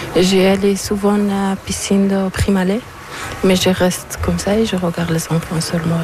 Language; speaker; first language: French; non-native, learner; Persian